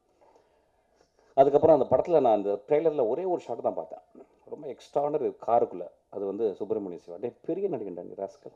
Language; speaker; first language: Tamil; native; Tamil